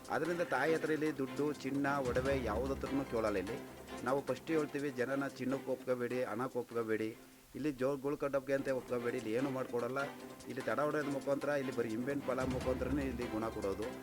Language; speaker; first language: Kannada; native; Kannada